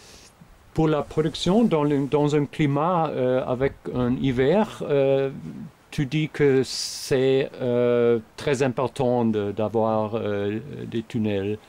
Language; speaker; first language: French; non-native, fluent; German